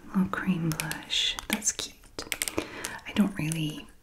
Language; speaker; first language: English; native; English